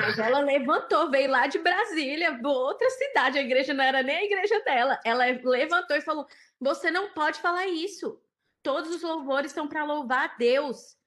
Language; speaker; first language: Portuguese; native; Portuguese